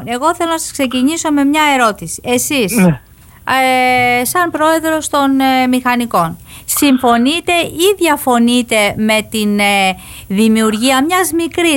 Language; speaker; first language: Greek; native; Greek